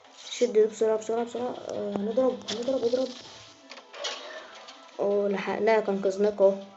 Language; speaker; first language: Arabic; native; Arabic